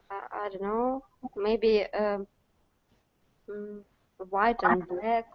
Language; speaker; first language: English; non-native, learner; Russian